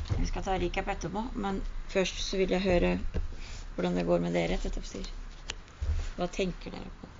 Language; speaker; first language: Norwegian; early bilingual, other home language; Urdu